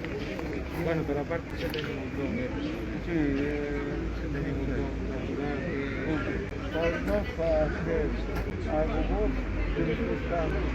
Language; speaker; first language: Spanish; non-native, local second language; Galician